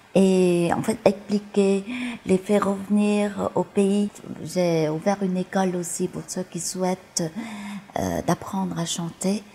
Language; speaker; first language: French; early bilingual, other home language; Vietnamese